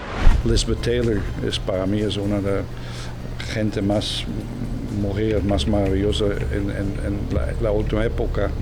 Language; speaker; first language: Spanish; non-native, learner; Dutch